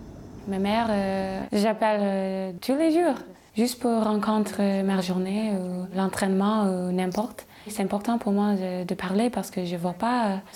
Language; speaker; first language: French; non-native, learner; English